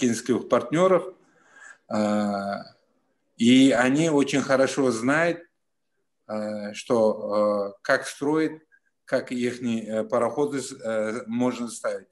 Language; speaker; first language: Russian; non-native, fluent; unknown